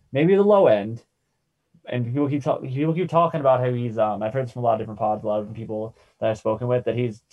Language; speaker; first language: English; native; English